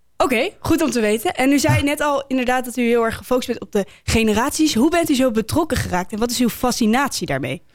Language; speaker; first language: Dutch; native; Dutch